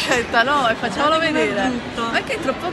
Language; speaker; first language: Italian; native; Italian